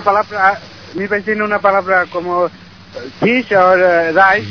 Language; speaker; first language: Spanish; non-native, learner; Bangla